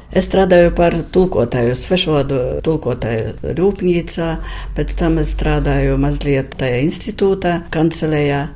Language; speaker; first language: Latvian; native; Latvian